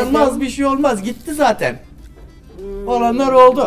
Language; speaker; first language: Turkish; native; Turkish